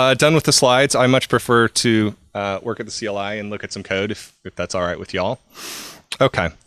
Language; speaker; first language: English; native; English